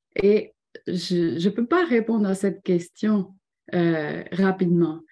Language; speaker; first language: French; non-native, fluent; Spanish